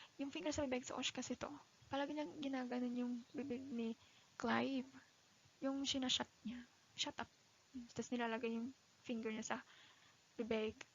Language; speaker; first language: Filipino; non-native, local second language; Iloko